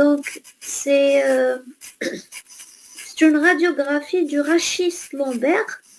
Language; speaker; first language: French; non-native, fluent; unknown